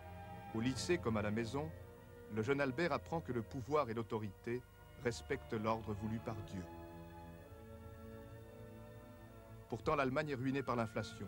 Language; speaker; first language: French; native; French